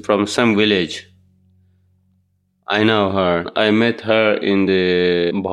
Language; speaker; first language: English; non-native, learner; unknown